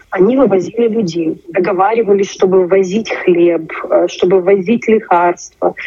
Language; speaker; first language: Russian; non-native, local second language; Ukrainian